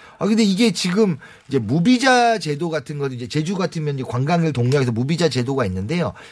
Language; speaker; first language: Korean; native; Korean